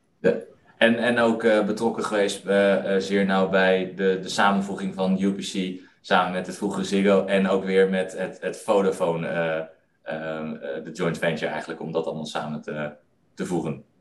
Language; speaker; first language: Dutch; native; Dutch